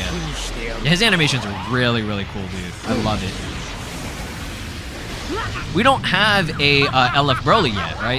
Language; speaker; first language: English; native; English